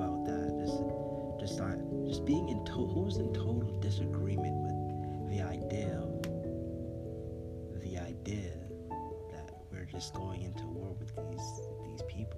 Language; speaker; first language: English; native; English